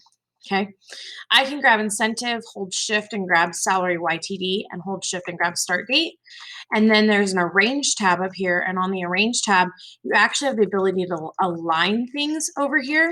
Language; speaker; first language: English; native; English